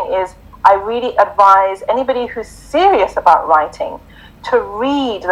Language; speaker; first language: English; native; English